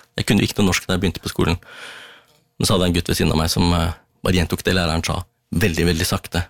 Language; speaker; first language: Norwegian; early bilingual, other home language; Tamil